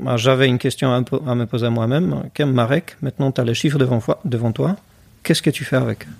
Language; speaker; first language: French; non-native, fluent; Polish